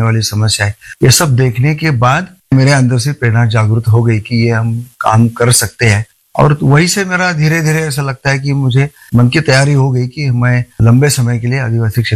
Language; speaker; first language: Hindi; non-native, local second language; Marathi